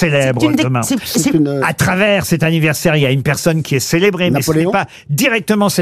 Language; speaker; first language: French; native; French